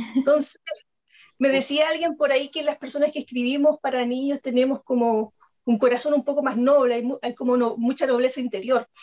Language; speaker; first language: Spanish; native; Spanish